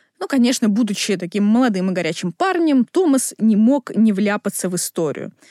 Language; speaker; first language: Russian; native; Russian